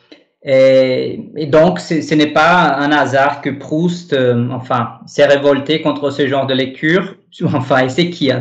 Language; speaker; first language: French; non-native, fluent; Portuguese